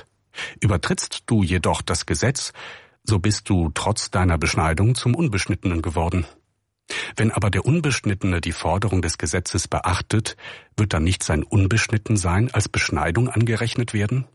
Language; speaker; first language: German; native; German